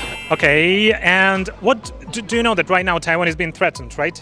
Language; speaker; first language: English; non-native, fluent; Polish